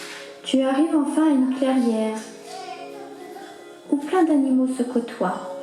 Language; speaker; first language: French; native; French